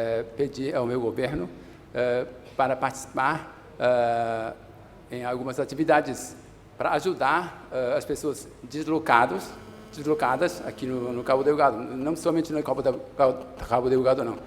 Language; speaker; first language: Portuguese; non-native, fluent; Japanese